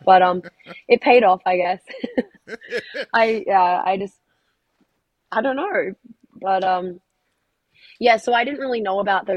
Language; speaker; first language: English; native; English